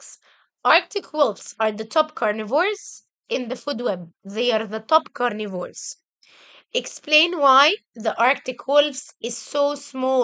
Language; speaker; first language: English; non-native, local second language; Arabic